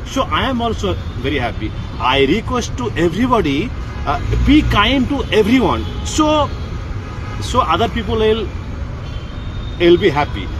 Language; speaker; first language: English; non-native, local second language; Bangla